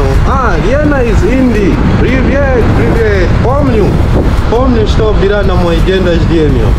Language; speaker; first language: Russian; non-native, learner; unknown